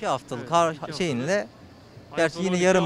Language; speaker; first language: Turkish; native; Turkish